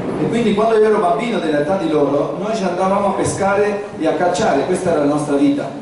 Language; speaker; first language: Italian; non-native, fluent; Spanish